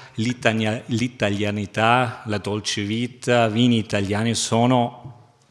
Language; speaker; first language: Italian; non-native, fluent; German